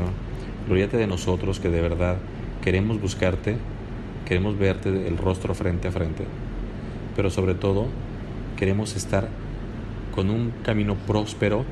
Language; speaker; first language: Spanish; native; Spanish